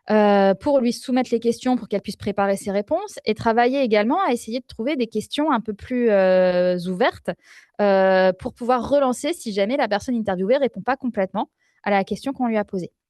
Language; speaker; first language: French; native; French